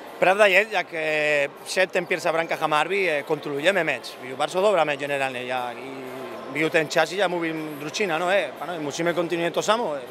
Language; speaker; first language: Polish; non-native, learner; Spanish